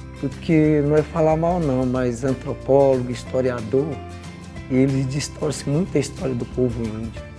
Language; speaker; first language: Portuguese; non-native, local second language; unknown